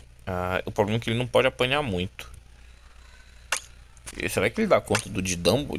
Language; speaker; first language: Portuguese; native; Portuguese